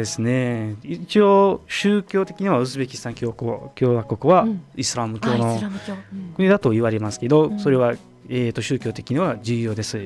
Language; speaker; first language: Japanese; non-native, fluent; Uzbek